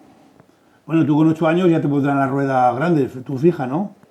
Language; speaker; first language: Spanish; native; Spanish